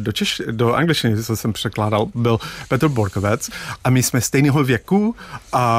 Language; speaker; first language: Czech; non-native, fluent; English